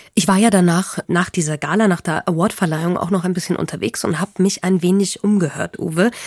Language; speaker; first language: German; native; German